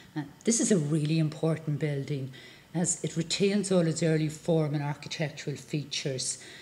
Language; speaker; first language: English; native; English